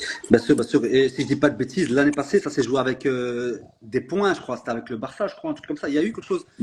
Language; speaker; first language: French; native; French